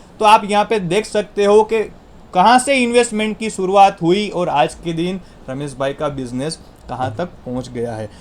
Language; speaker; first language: Hindi; non-native, local second language; Gujarati